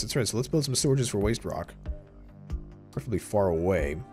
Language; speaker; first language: English; native; English